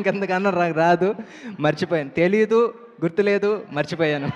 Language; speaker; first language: Telugu; native; Telugu